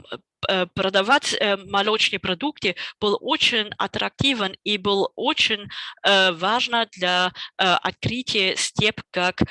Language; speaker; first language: Russian; non-native, fluent; German